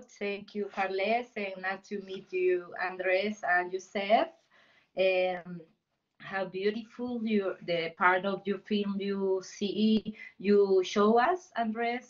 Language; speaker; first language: English; non-native, learner; Spanish